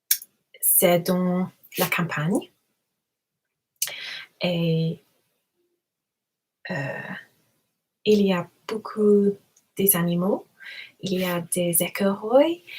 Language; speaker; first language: French; non-native, learner; English